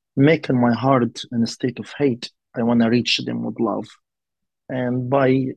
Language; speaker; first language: English; non-native, learner; Arabic